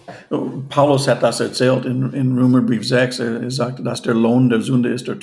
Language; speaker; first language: German; non-native, fluent; English